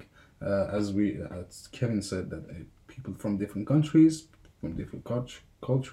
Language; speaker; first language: English; non-native, fluent; Persian